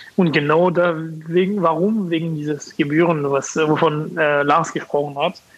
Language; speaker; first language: German; non-native, fluent; French